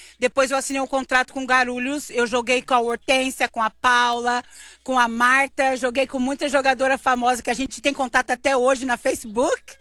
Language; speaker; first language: Portuguese; native; Portuguese